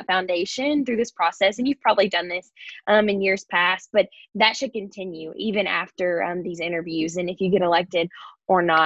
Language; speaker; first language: English; native; English